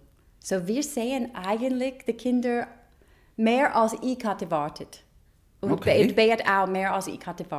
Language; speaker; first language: German; non-native, fluent; English